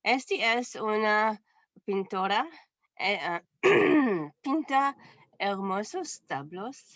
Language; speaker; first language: Spanish; non-native, learner; English